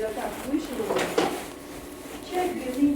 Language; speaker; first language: Russian; native; Russian